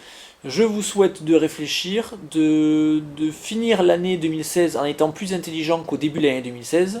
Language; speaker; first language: French; native; French